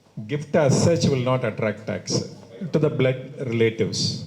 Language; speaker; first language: English; non-native, local second language; Tamil